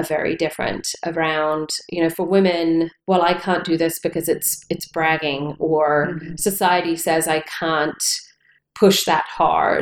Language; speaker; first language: English; native; English